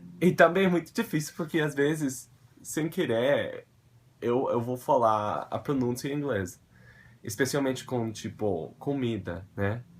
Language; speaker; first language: Portuguese; non-native, fluent; English